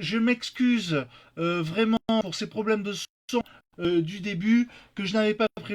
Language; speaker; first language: French; native; French